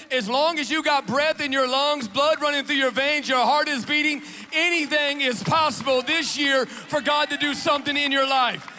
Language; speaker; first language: English; native; English